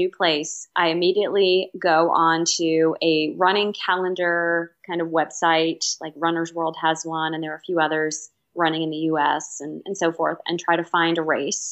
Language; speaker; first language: English; native; English